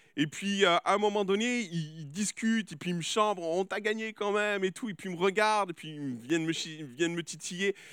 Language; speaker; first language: French; native; French